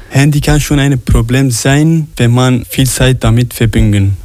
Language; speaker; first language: German; non-native, learner; Arabic